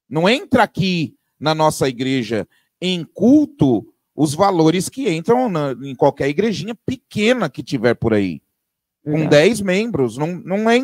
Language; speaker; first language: Portuguese; native; Portuguese